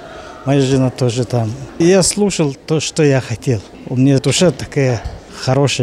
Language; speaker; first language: Russian; non-native, fluent; Mongolian